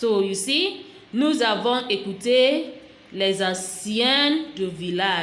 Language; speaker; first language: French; non-native, fluent; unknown